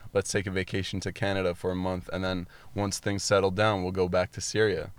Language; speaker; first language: English; early bilingual, other home language; Arabic